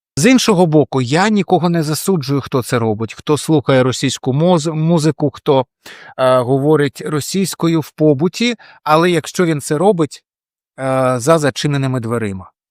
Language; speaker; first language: Ukrainian; non-native, local second language; Russian